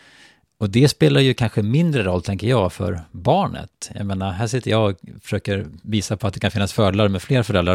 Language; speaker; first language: Swedish; native; Swedish